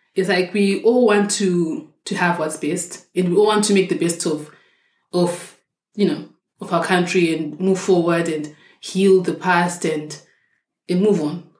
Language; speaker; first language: English; non-native, local second language; Shona